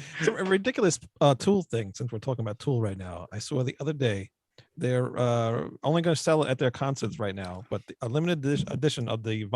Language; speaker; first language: English; native; English